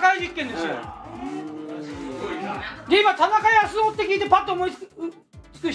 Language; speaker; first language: Japanese; native; Japanese